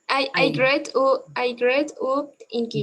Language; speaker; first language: English; non-native, learner; Spanish